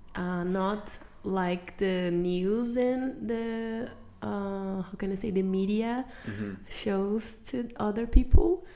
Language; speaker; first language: English; non-native, fluent; Portuguese